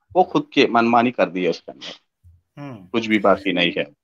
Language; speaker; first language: Hindi; non-native, local second language; Telugu